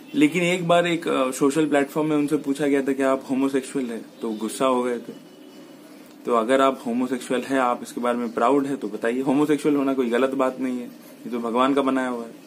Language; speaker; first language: Hindi; non-native, local second language; Bangla